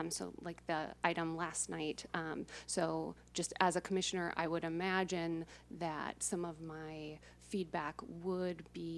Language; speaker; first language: English; native; English